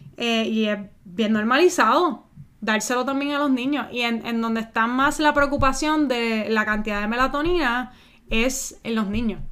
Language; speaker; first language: Spanish; early bilingual, heritage; Spanish